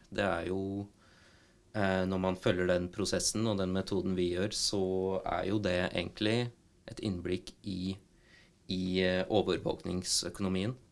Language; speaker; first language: Norwegian; native; Norwegian